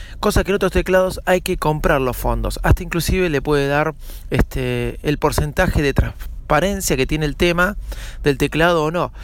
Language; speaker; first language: Spanish; native; Spanish